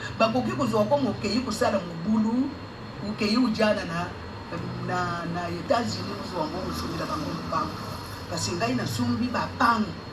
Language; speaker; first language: Lingala; non-native, local second language; Luba-Lulua